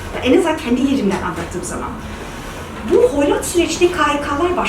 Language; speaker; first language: Turkish; early bilingual, heritage; Turkish